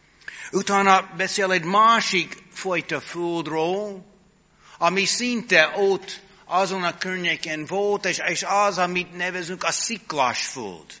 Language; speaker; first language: Hungarian; non-native, fluent; English